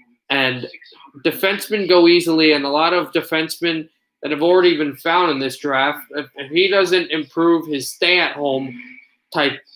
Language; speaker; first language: English; native; English